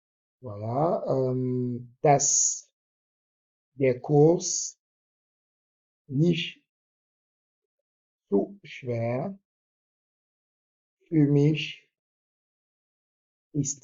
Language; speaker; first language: German; non-native, fluent; French